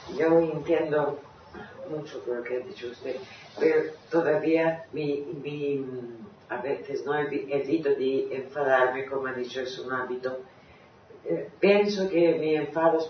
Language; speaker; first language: Spanish; non-native, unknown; Greek